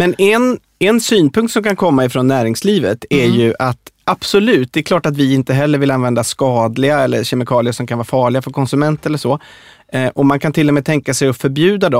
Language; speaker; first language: Swedish; native; Swedish